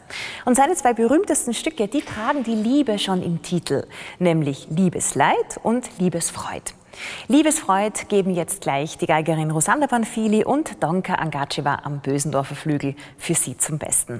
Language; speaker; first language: German; native; German